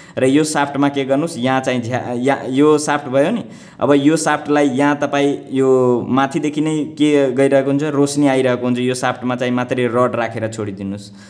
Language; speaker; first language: Nepali; native; Nepali